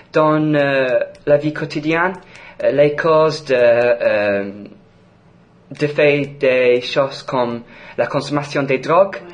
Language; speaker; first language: French; non-native, fluent; English